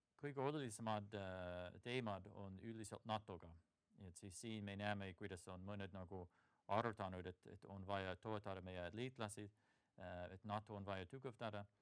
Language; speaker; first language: Estonian; non-native, fluent; English